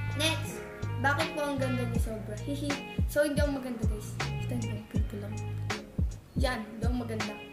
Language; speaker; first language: Filipino; native; Filipino